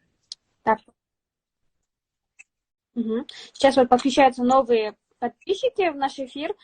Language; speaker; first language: Russian; native; Russian